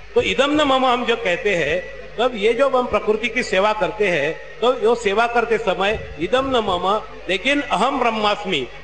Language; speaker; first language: Hindi; non-native, local second language; Marathi